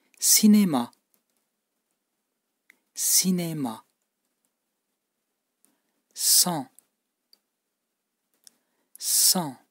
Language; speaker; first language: French; non-native, fluent; Turkish